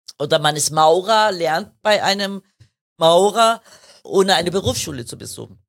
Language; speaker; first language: German; early bilingual, other home language; Kurdish